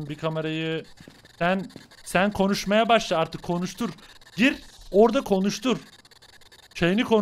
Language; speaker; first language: Turkish; native; Turkish